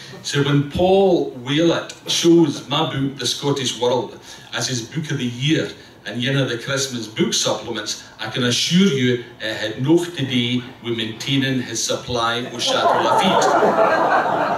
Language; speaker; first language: English; native; English